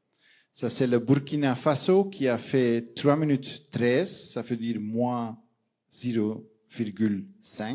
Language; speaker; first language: French; non-native, fluent; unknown